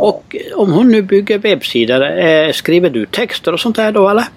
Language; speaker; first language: Swedish; native; Swedish